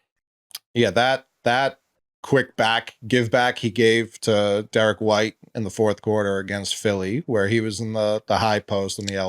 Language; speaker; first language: English; native; English